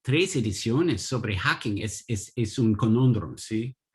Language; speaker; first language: Spanish; non-native, learner; English